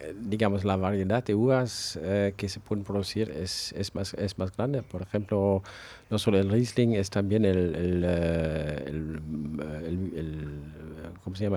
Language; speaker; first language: Spanish; non-native, fluent; German